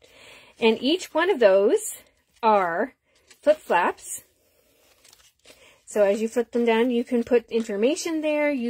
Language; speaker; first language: English; native; English